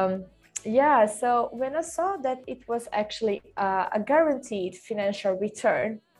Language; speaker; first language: English; non-native, fluent; Swedish